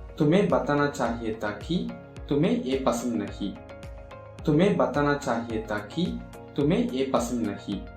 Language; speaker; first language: Hindi; non-native, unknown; Tamil